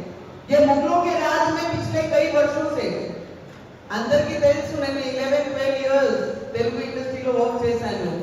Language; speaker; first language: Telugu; non-native, local second language; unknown